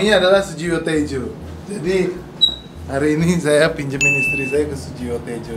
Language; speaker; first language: Indonesian; native; Indonesian